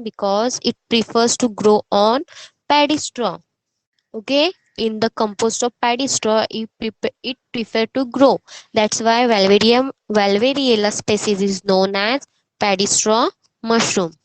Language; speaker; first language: English; non-native, local second language; Hindi